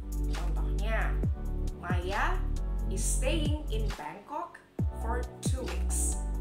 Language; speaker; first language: English; non-native, fluent; Indonesian